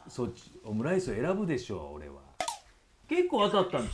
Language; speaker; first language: Japanese; native; Japanese